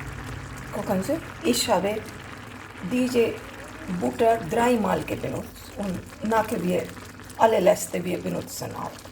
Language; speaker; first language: German; non-native, learner; Hindi